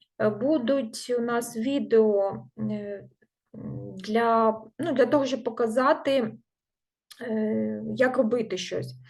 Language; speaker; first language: Ukrainian; non-native, local second language; Russian